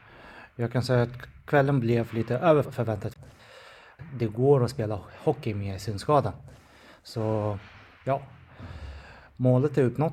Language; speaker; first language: Swedish; non-native, fluent; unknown